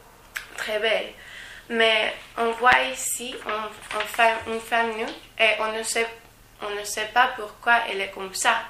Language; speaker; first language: French; non-native, learner; Spanish